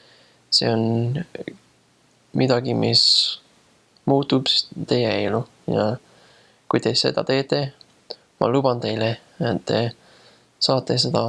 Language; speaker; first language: Estonian; non-native, fluent; English